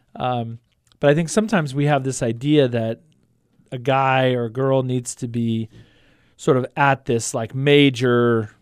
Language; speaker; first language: English; native; English